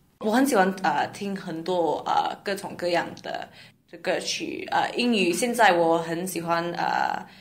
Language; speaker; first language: Chinese; non-native, learner; English